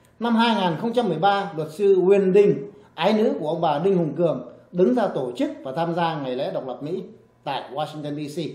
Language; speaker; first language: Vietnamese; native; Vietnamese